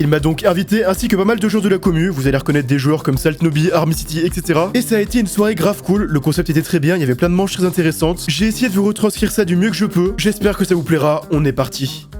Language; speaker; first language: French; native; French